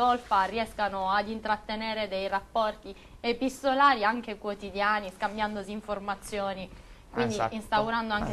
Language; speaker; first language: Italian; native; Italian